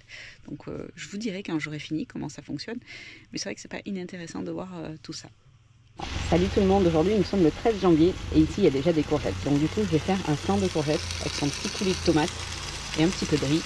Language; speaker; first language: French; native; French